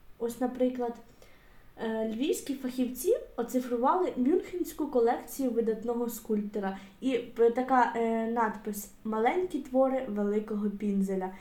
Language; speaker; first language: Ukrainian; native; Ukrainian